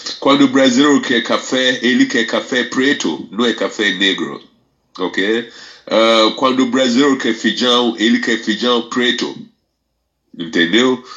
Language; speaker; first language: Portuguese; non-native, fluent; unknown